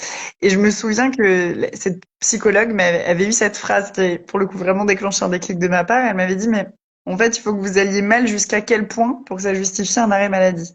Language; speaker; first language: French; native; French